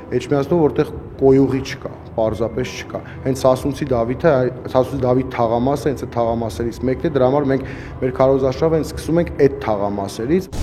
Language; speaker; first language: Armenian; native; Armenian